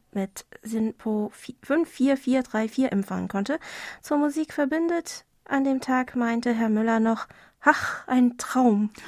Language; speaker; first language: German; non-native, fluent; Korean